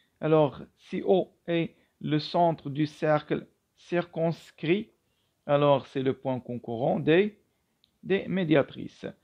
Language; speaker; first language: French; non-native, local second language; Arabic